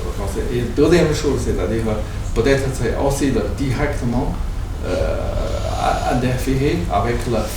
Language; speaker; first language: French; non-native, learner; Chinese